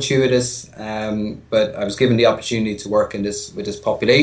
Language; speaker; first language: English; native; English